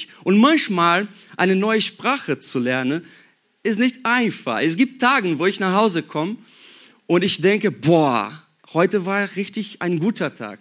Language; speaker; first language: German; non-native, fluent; Portuguese